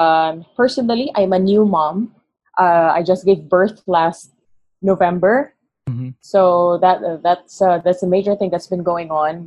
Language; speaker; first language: English; non-native, local second language; Hiligaynon